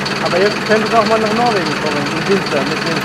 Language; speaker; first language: German; native; German